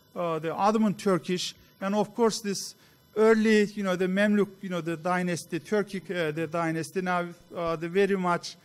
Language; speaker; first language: English; non-native, fluent; Turkish